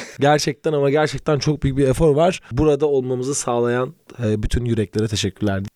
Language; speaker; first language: Turkish; native; Turkish